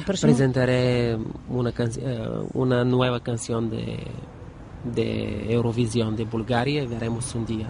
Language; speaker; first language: Spanish; non-native, learner; Bulgarian